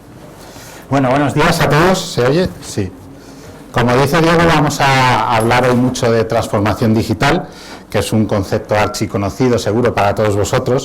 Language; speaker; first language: Spanish; native; Spanish